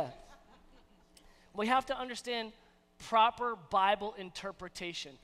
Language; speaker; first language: English; native; English